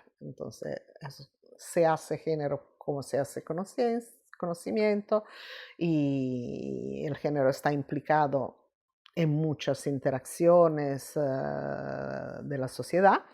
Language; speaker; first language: Spanish; non-native, fluent; Italian